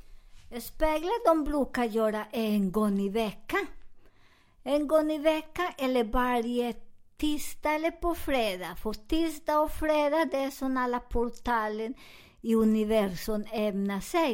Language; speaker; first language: Swedish; non-native, learner; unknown